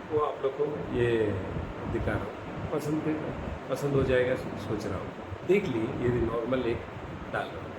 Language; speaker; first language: Hindi; non-native, local second language; Malayalam